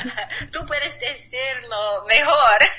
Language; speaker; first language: Spanish; non-native, learner; English